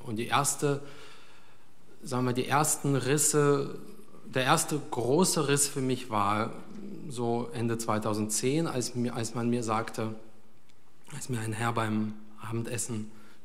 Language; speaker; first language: German; early bilingual, other home language; Russian